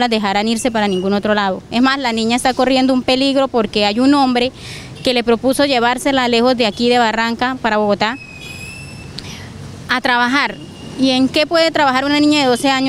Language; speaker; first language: Spanish; native; Spanish